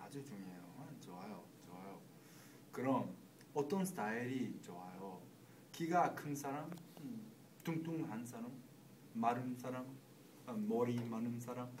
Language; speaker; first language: Korean; non-native, learner; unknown